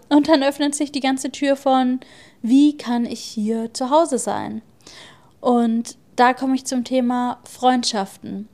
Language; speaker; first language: German; native; German